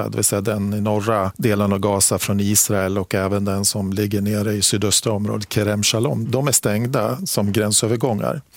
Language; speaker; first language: Swedish; native; Swedish